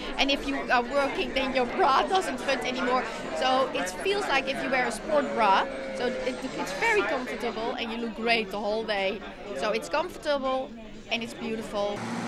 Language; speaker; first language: English; non-native, fluent; Dutch